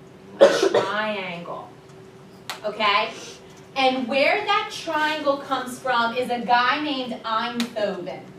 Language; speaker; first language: English; native; English